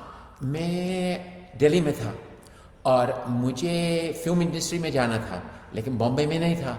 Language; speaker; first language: Hindi; non-native, fluent; English